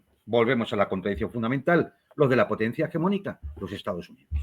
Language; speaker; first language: Spanish; native; Spanish